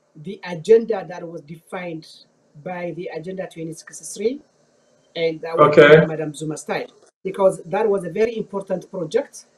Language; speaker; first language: English; non-native, fluent; Amharic